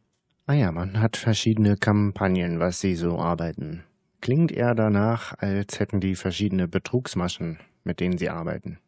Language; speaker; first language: German; native; German